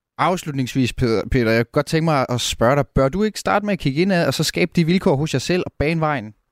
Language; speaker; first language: Danish; native; Danish